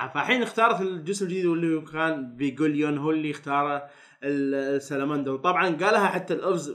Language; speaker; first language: Arabic; native; Arabic